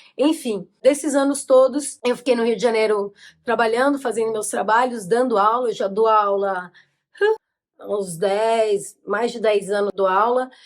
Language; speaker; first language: Portuguese; native; Portuguese